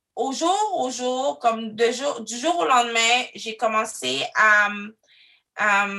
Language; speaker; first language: French; early bilingual, other home language; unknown